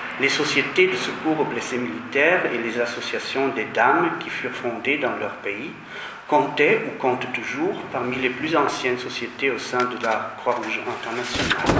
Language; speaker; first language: French; non-native, fluent; German